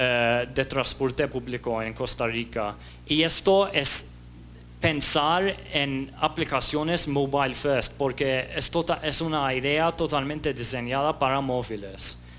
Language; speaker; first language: Spanish; non-native, fluent; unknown